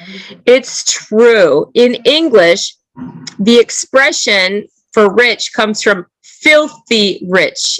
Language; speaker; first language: English; non-native, fluent; Italian